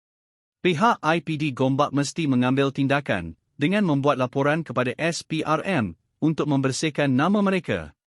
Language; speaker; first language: Malay; native; Malay